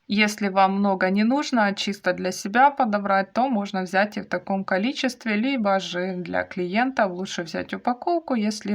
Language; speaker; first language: Russian; native; Russian